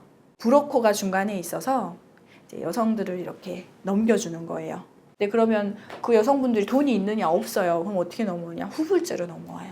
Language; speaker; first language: Korean; native; Korean